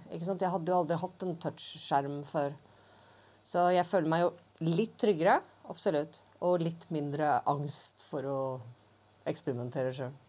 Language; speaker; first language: Norwegian; native; Norwegian